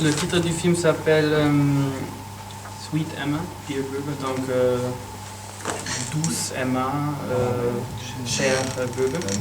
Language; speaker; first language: French; non-native, fluent; German